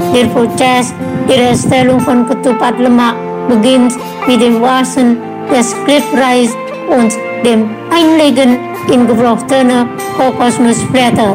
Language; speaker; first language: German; non-native, learner; Indonesian